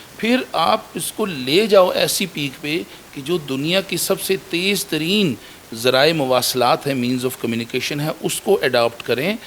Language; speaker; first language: Urdu; native; Urdu